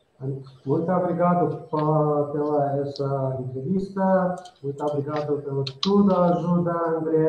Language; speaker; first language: Portuguese; non-native, learner; Azerbaijani